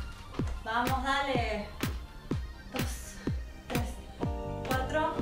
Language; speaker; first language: Spanish; native; Spanish